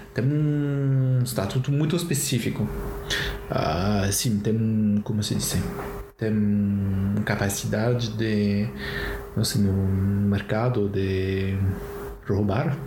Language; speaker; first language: Portuguese; non-native, learner; French